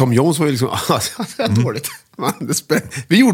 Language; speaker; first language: Swedish; native; Swedish